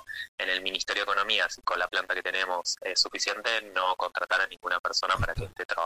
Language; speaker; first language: Spanish; native; Spanish